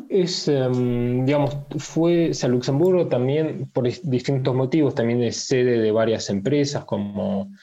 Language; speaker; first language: Spanish; early bilingual, heritage; Spanish